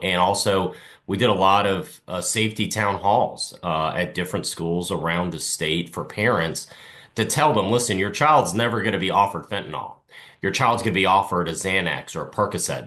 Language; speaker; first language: English; native; English